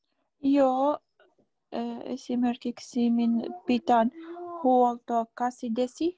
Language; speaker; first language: Finnish; non-native, learner; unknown